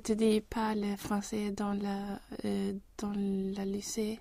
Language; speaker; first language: French; non-native, learner; Swedish